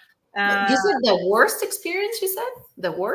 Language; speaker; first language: English; non-native, fluent; Spanish